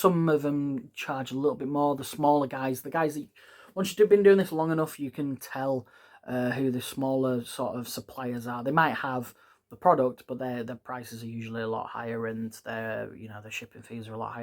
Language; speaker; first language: English; native; English